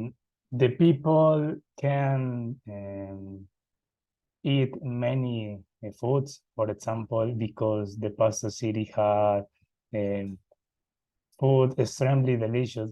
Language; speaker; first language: English; non-native, learner; Spanish